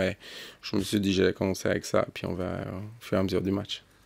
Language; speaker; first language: French; native; French